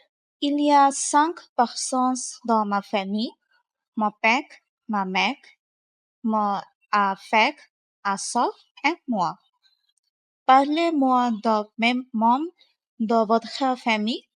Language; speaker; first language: French; non-native, learner; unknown